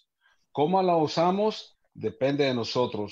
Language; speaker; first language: Spanish; native; Spanish